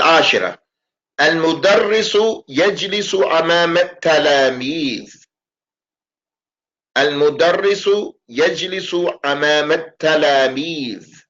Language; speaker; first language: Arabic; non-native, fluent; English